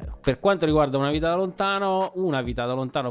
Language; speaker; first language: Italian; native; Italian